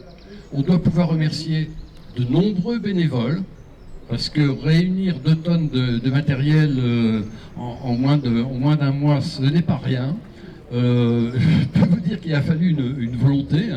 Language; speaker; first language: French; native; French